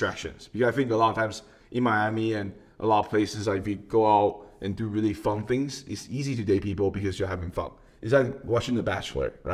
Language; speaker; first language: English; non-native, fluent; Chinese